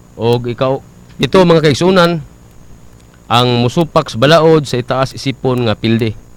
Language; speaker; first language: Cebuano; native; Cebuano